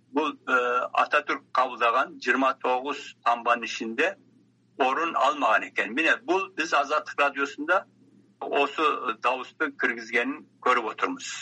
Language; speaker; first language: Kazakh; early bilingual, heritage; Kazakh